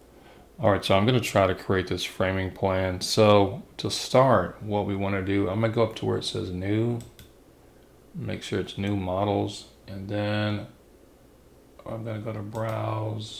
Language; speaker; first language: English; native; English